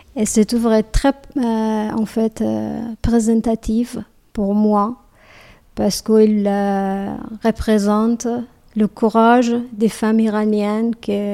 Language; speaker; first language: French; non-native, learner; Persian